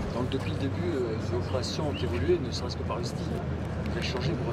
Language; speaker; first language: French; native; French